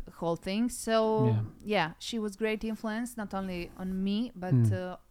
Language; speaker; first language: English; non-native, fluent; Serbian